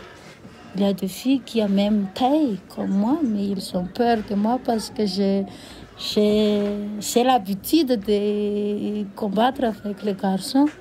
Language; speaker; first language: French; non-native, local second language; Malagasy